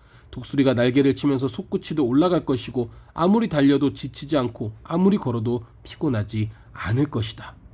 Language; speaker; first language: Korean; native; Korean